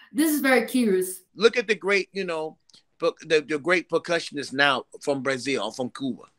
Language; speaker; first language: English; native; English